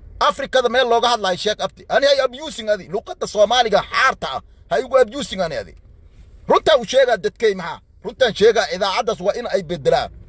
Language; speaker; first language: Somali; non-native, local second language; Swahili